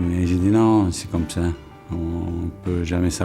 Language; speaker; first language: French; non-native, fluent; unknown